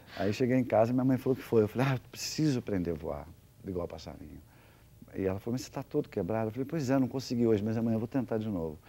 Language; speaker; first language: Portuguese; native; Portuguese